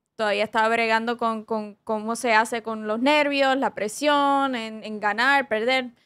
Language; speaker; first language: Spanish; early bilingual, heritage; Spanish